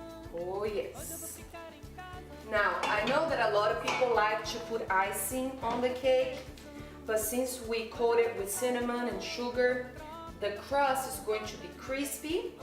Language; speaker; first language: English; non-native, fluent; Portuguese